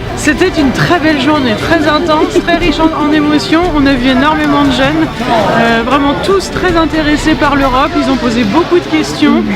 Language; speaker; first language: French; native; French